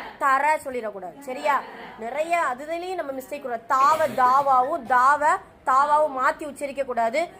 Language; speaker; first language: Tamil; native; Tamil